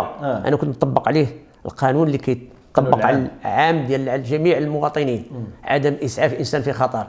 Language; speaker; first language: Arabic; native; Arabic